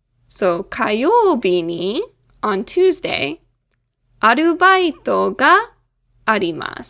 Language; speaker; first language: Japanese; non-native, fluent; English